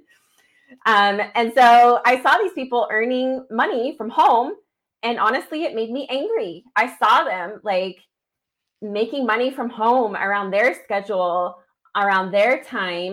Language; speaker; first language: English; native; English